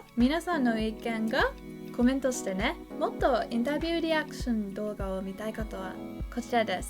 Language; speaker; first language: Japanese; non-native, learner; English